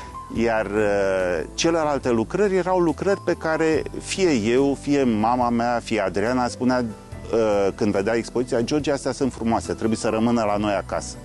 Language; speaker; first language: Romanian; native; Romanian